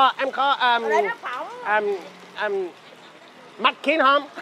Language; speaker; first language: Vietnamese; non-native, learner; English